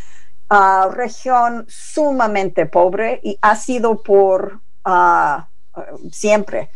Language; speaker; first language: Spanish; non-native, fluent; English